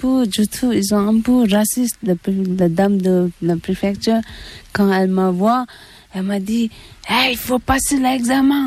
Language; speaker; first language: French; non-native, learner; Tibetan